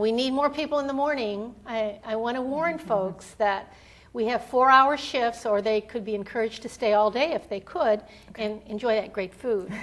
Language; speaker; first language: English; native; English